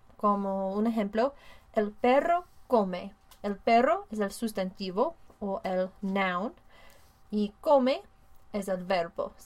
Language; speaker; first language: Spanish; non-native, fluent; English